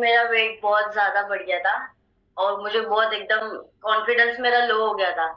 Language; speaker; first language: Hindi; non-native, local second language; Marathi